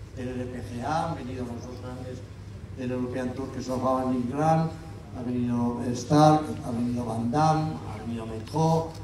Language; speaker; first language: Spanish; native; Spanish